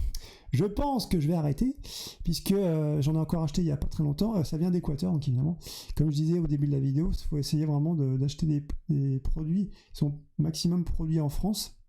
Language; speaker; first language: French; native; French